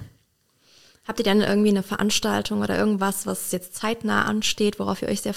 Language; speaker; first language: German; native; German